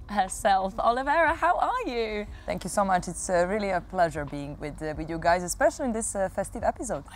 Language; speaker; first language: English; non-native, fluent; Serbian